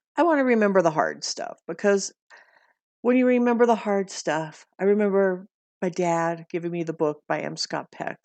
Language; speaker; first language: English; native; English